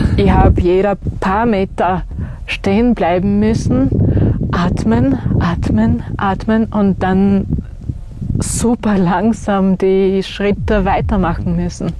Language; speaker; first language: German; non-native, fluent; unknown